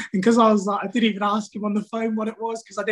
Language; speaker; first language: English; native; English